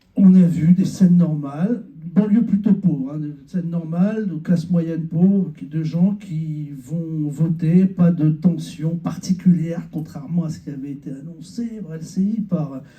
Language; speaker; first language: French; native; French